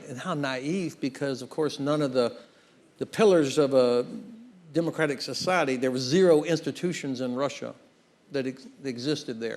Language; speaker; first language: English; native; English